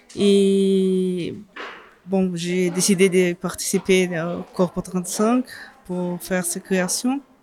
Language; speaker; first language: French; non-native, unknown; Portuguese